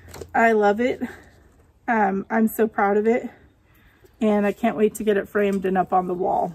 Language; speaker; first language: English; native; English